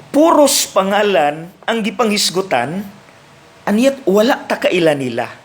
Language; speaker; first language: Cebuano; native; Cebuano